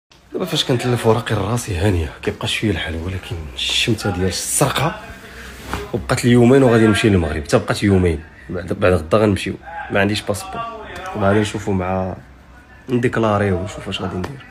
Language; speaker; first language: Arabic; native; Arabic